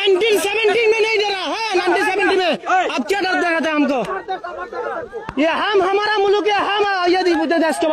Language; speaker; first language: Hindi; non-native, learner; Bangla